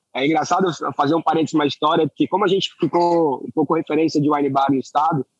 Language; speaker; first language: Portuguese; native; Portuguese